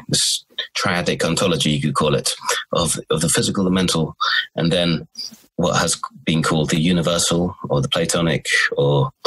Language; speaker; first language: English; native; English